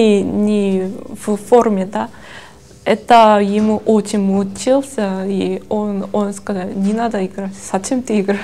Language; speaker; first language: Russian; non-native, learner; Korean